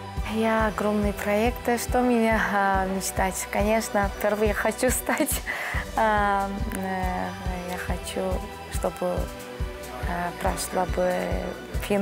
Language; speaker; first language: Russian; non-native, learner; Azerbaijani